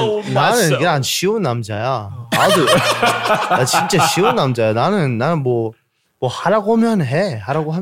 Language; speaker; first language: Korean; early bilingual, heritage; Korean